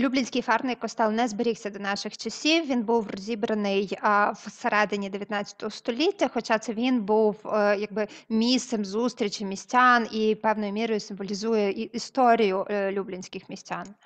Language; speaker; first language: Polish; non-native, fluent; Ukrainian